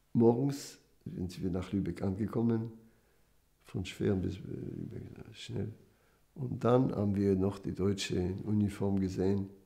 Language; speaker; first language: German; non-native, fluent; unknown